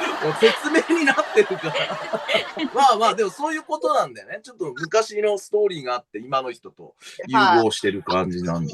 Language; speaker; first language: Japanese; native; Japanese